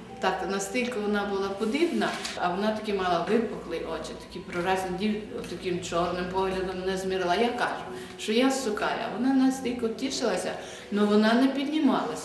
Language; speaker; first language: Ukrainian; native; Ukrainian